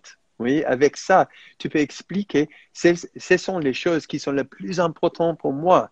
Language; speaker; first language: French; non-native, fluent; English